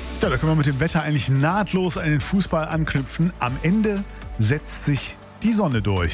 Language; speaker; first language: German; native; German